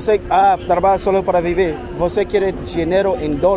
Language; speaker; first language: Portuguese; non-native, learner; English